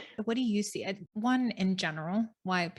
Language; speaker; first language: English; native; English